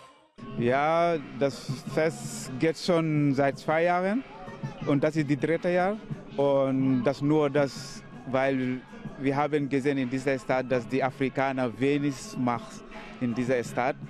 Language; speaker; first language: German; non-native, learner; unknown